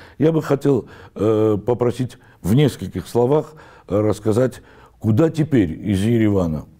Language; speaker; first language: Russian; non-native, local second language; Armenian